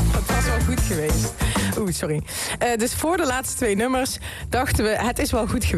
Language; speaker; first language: Dutch; native; Dutch